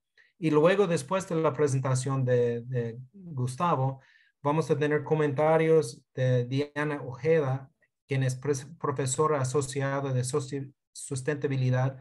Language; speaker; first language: Spanish; non-native, fluent; English